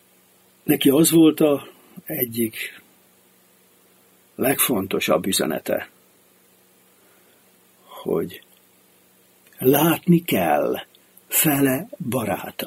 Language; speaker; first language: Hungarian; native; Hungarian